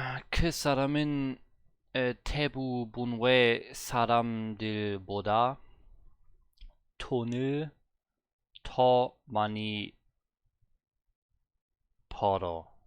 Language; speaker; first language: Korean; non-native, learner; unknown